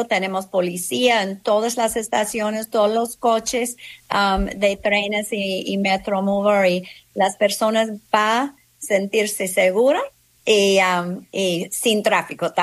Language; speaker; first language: Spanish; non-native, fluent; English